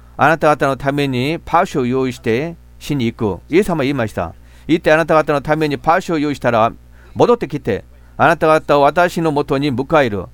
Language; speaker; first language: Japanese; non-native, fluent; Korean